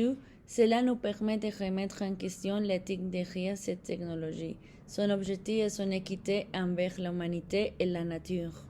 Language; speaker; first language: French; non-native, fluent; Spanish